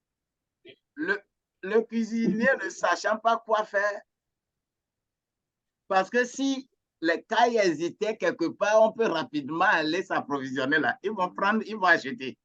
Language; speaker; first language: French; non-native, local second language; Ewe